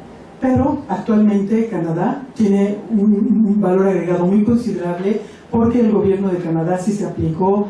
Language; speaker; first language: Spanish; native; Spanish